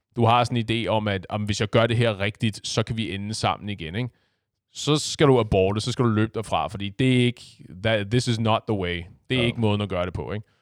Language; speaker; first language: Danish; non-native, fluent; Chinese